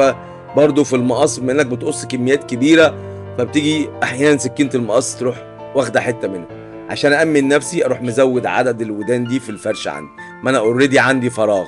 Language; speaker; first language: Arabic; native; Arabic